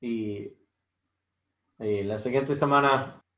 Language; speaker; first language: Spanish; non-native, learner; English